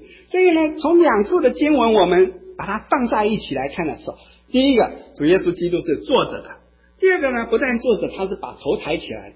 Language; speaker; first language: Chinese; native; Chinese